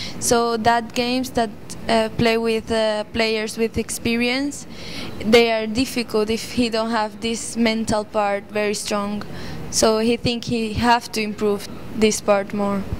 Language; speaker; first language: English; non-native, fluent; Spanish